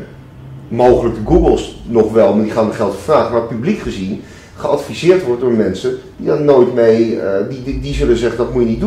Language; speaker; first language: Dutch; native; Dutch